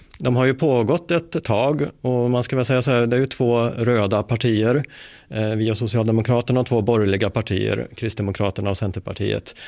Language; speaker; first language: Swedish; native; Swedish